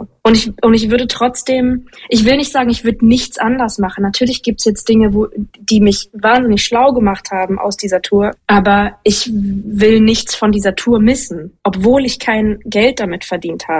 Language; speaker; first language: German; native; German